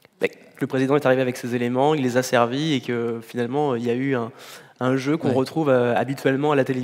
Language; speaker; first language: French; native; French